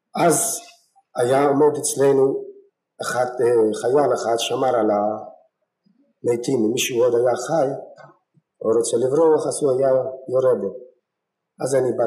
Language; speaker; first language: Hebrew; non-native, fluent; Yiddish